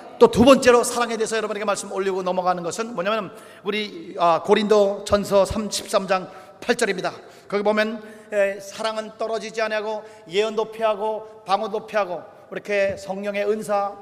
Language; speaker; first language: Korean; native; Korean